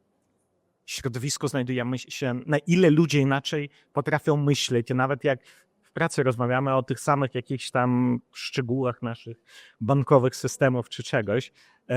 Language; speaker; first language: Polish; non-native, fluent; Ukrainian